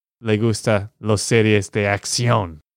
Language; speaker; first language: Spanish; non-native, learner; English